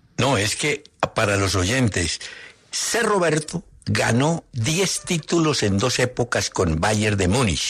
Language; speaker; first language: Spanish; native; Spanish